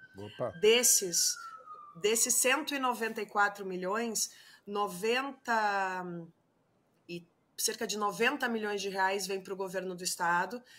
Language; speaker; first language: Portuguese; non-native, fluent; Spanish